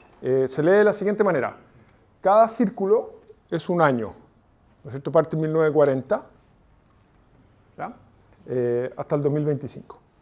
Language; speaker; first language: Spanish; native; Spanish